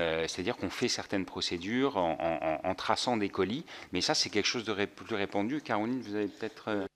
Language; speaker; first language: French; native; French